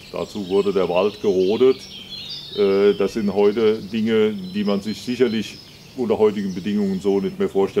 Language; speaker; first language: German; native; German